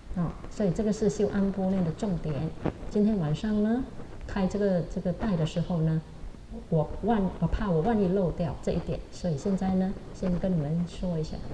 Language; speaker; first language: Chinese; native; Chinese